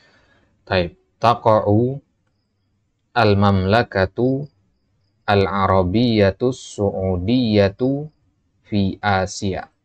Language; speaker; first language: Arabic; non-native, fluent; Indonesian